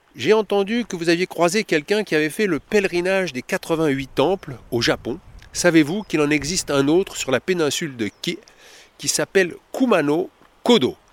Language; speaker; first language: French; native; French